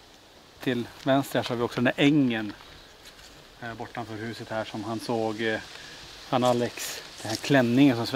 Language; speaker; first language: Swedish; native; Swedish